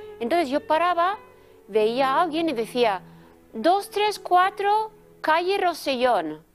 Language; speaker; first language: Spanish; early bilingual, other home language; English